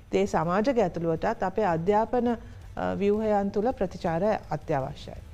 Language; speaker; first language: Sinhala; native; Sinhala